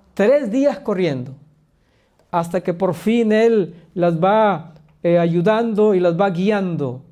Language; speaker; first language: Spanish; native; Spanish